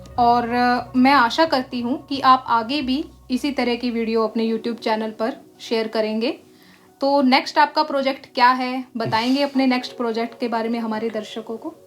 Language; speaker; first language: Hindi; native; Hindi